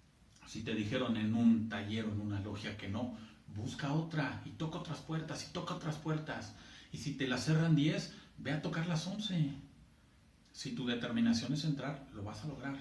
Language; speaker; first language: Spanish; native; Spanish